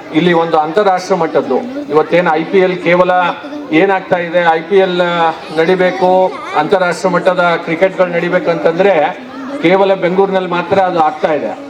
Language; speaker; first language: Kannada; native; Kannada